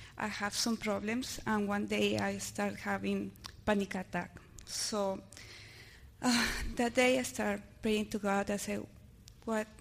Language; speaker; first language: English; early bilingual, other home language; Spanish